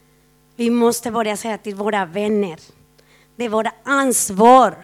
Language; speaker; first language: Swedish; non-native, fluent; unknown